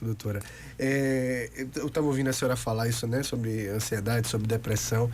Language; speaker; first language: Portuguese; native; Portuguese